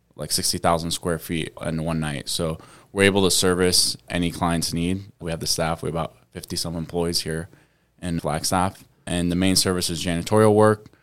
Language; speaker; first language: English; early bilingual, other home language; Arabic